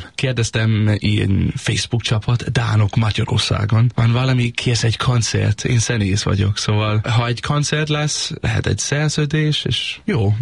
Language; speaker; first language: Hungarian; non-native, learner; Danish